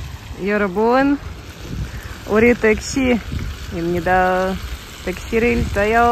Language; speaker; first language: Russian; non-native, learner; Korean